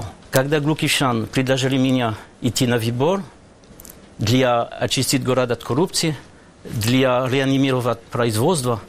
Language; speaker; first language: Russian; non-native, learner; French